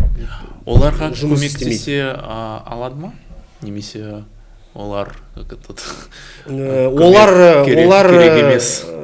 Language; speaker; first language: Kazakh; non-native, learner; Russian